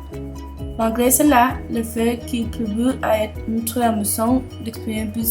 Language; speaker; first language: French; non-native, learner; Spanish